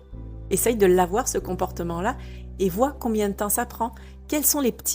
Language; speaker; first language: French; native; French